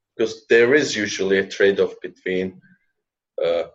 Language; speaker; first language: English; non-native, fluent; Turkish